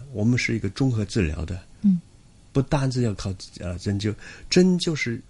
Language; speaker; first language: Chinese; non-native, local second language; Cantonese